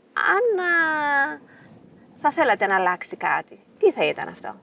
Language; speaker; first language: Greek; native; Greek